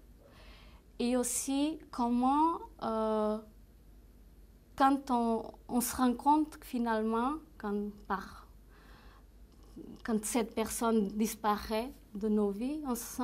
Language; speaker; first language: French; non-native, fluent; Portuguese